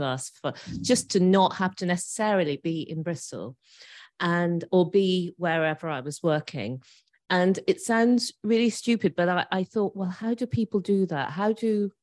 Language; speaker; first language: English; native; English